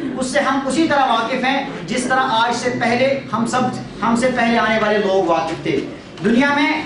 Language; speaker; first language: Urdu; native; Urdu